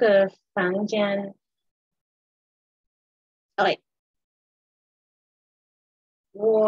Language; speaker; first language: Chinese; non-native, learner; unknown